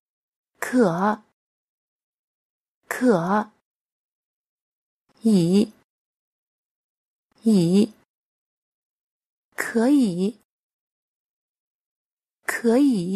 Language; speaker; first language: Chinese; non-native, fluent; Vietnamese